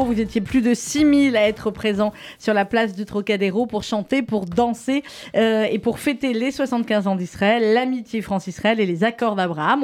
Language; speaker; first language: French; native; French